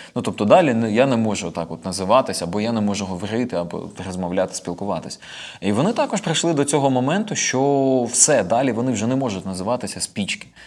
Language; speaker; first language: Ukrainian; non-native, local second language; Russian